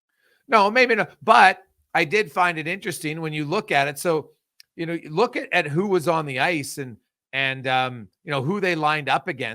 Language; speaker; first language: English; native; English